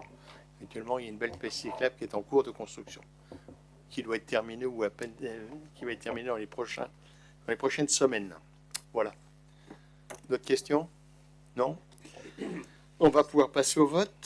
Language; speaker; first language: French; native; French